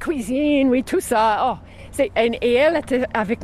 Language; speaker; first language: French; non-native, fluent; English